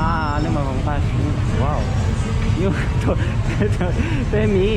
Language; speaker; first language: Vietnamese; non-native, learner; Korean